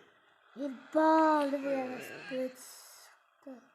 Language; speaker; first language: Turkish; non-native, learner; Kazakh